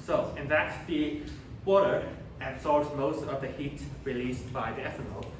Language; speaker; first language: English; non-native, local second language; Chinese